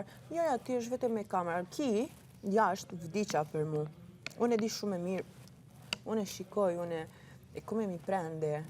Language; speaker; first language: Albanian; early bilingual, heritage; Italian